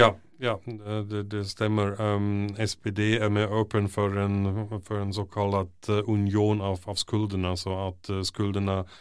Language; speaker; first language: Norwegian; non-native, fluent; German